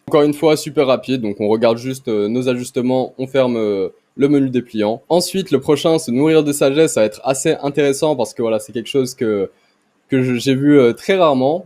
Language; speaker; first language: French; native; French